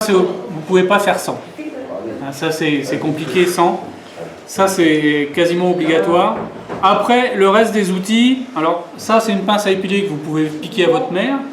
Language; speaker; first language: French; native; French